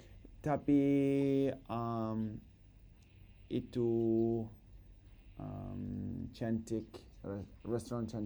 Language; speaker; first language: Indonesian; non-native, learner; English